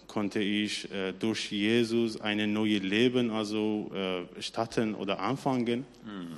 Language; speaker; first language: German; non-native, learner; Persian